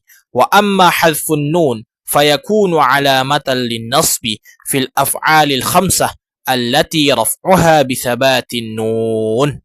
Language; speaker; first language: Arabic; non-native, fluent; Indonesian